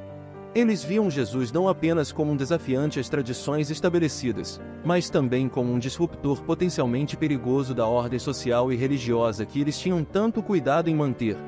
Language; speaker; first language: Portuguese; native; Portuguese